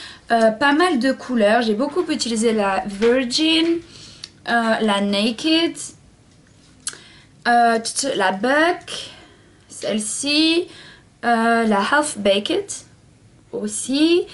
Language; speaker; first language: French; native; French